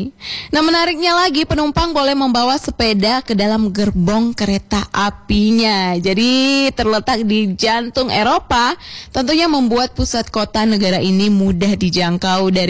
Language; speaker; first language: Indonesian; native; Indonesian